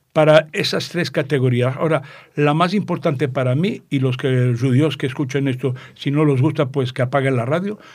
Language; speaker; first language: Spanish; native; Spanish